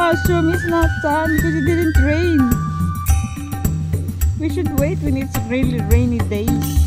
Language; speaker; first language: English; non-native, local second language; Filipino